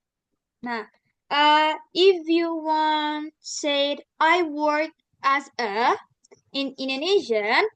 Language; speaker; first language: English; non-native, learner; Indonesian